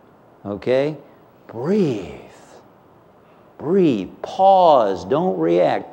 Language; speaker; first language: English; native; English